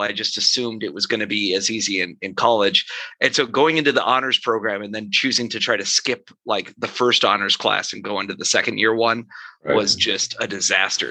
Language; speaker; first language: English; native; English